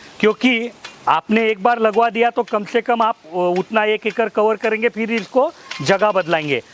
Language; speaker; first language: Hindi; non-native, local second language; Marathi